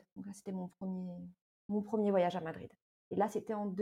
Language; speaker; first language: French; native; French